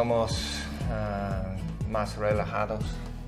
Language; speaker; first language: Spanish; non-native, learner; English